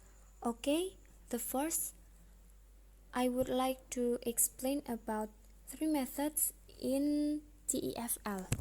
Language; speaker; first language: English; non-native, learner; Indonesian